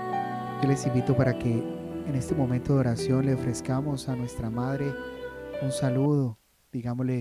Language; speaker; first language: Spanish; native; Spanish